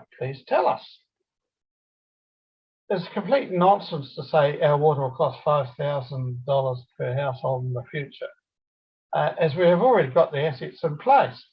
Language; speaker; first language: English; native; English